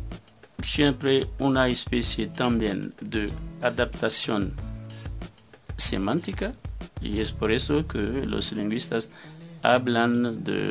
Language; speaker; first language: Spanish; non-native, fluent; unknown